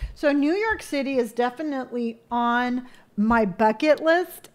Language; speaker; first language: English; native; English